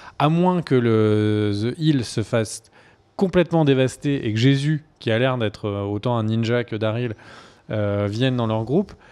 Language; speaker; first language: French; native; French